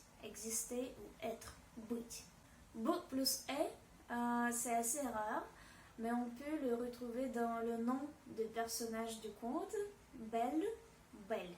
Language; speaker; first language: French; non-native, fluent; Russian